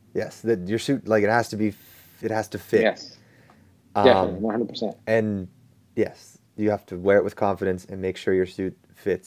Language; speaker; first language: English; native; English